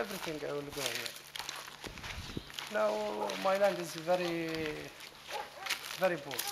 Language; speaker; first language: English; non-native, learner; Arabic